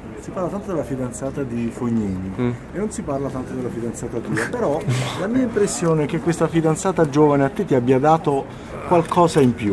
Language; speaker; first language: Italian; native; Italian